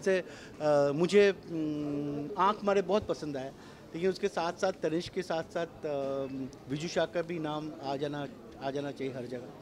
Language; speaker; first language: Hindi; non-native, local second language; Bangla